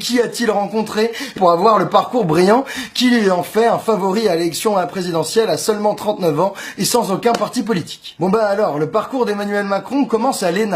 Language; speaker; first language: French; native; French